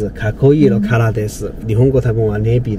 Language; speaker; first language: Japanese; non-native, learner; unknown